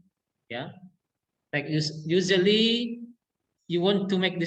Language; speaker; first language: English; non-native, learner; Indonesian